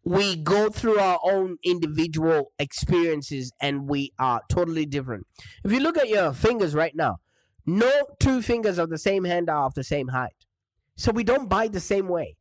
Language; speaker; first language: English; non-native, local second language; Shona